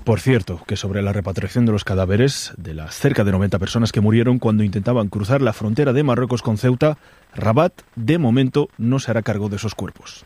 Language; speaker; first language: Spanish; native; Spanish